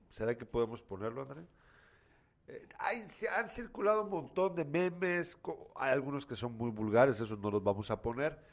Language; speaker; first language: Spanish; native; Spanish